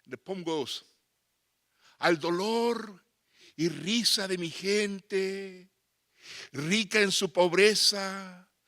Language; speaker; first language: Spanish; native; Spanish